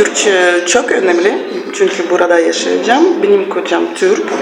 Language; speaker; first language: Turkish; non-native, learner; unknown